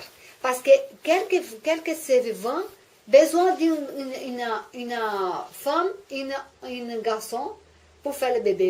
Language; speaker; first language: French; non-native, learner; Portuguese